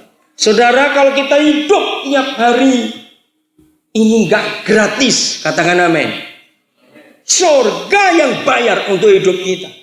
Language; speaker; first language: Indonesian; native; Indonesian